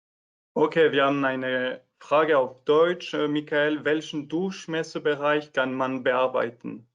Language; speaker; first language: German; non-native, fluent; French